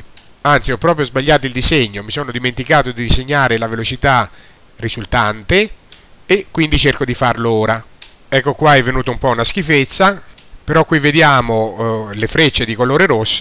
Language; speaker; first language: Italian; native; Italian